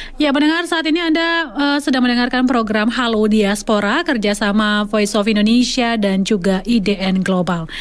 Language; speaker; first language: Indonesian; native; Indonesian